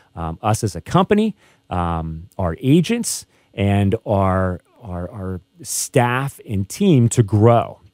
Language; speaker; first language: English; native; English